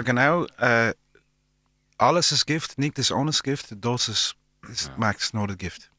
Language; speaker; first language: German; non-native, learner; English